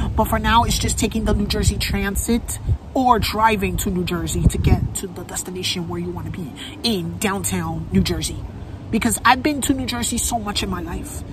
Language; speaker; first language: English; native; English